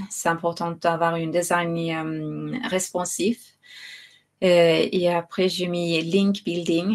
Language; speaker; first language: French; non-native, fluent; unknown